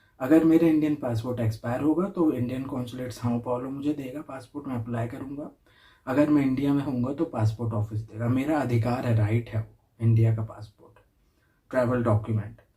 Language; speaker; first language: Hindi; native; Hindi